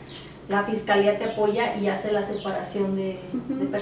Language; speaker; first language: Spanish; native; Spanish